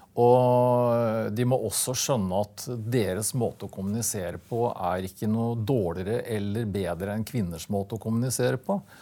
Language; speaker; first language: Norwegian; native; Norwegian